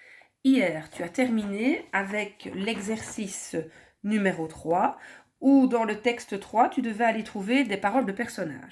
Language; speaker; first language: French; native; French